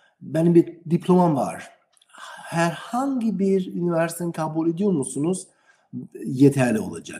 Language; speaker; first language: Turkish; non-native, learner; German